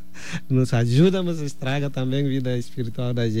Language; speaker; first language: Portuguese; non-native, fluent; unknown